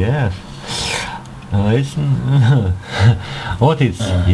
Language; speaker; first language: English; non-native, learner; Russian